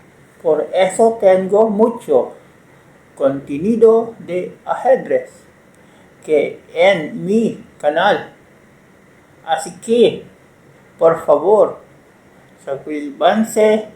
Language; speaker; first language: Spanish; non-native, learner; Filipino